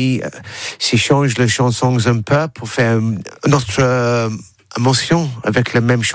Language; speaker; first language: French; non-native, learner; English